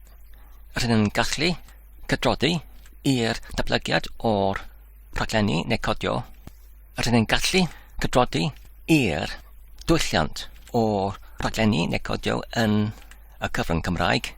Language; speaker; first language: Welsh; non-native, learner; English